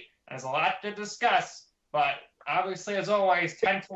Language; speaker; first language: English; native; English